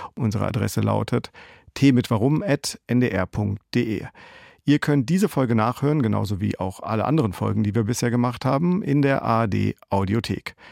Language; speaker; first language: German; native; German